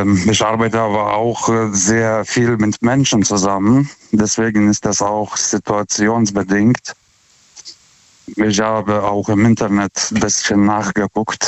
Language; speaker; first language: German; non-native, fluent; Lithuanian